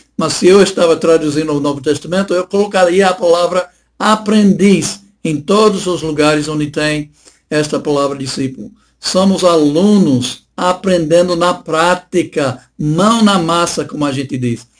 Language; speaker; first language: Portuguese; non-native, fluent; English